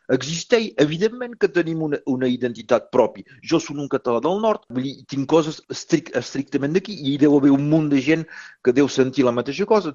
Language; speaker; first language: Catalan; native; Catalan